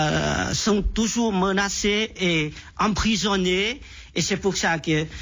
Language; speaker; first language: French; non-native, fluent; Vietnamese